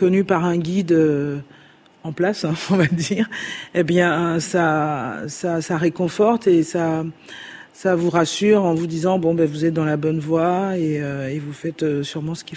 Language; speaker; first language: French; non-native, local second language; Fon